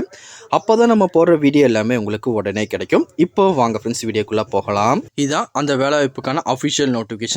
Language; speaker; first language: Tamil; native; Tamil